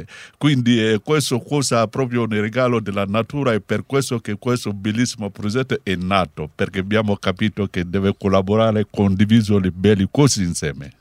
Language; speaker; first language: Italian; non-native, learner; Bambara